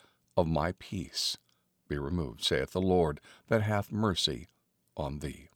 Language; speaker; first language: English; native; English